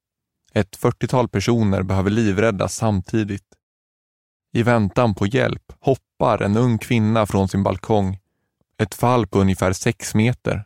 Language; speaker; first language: Swedish; native; Swedish